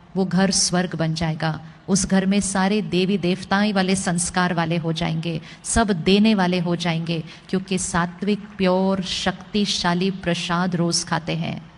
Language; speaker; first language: Hindi; native; Hindi